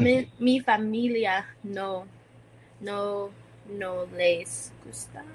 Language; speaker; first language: Spanish; non-native, learner; English